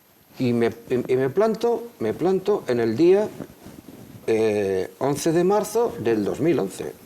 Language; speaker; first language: Spanish; native; Spanish